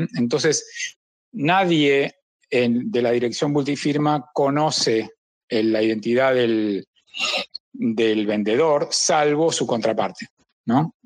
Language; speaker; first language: Spanish; native; Spanish